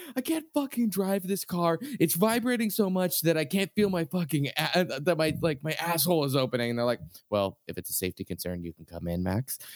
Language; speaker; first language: English; native; English